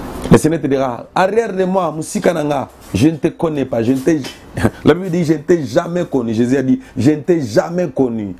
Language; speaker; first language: French; non-native, local second language; Lingala